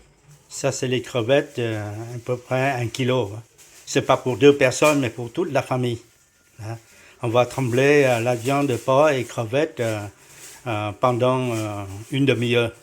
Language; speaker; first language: French; non-native, learner; Vietnamese